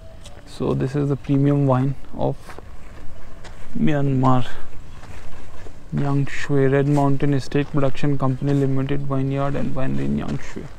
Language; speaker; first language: English; non-native, local second language; Hindi